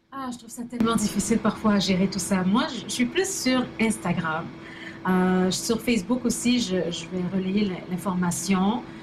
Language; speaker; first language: French; early bilingual, other home language; Haitian Creole